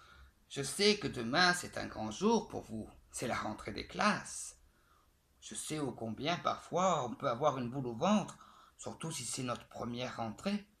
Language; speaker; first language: French; native; French